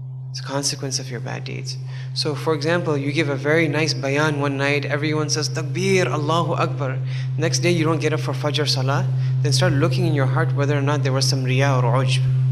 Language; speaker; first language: English; native; English